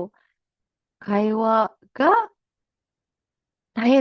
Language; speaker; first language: Japanese; non-native, fluent; Filipino